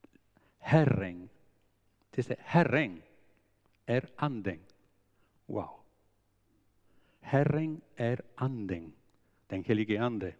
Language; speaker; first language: Swedish; non-native, fluent; Spanish